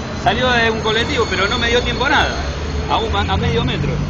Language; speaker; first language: Spanish; native; Spanish